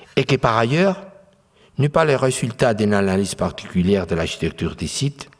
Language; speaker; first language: French; non-native, fluent; Spanish